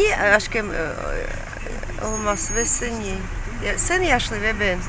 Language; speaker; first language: Turkish; non-native, learner; Russian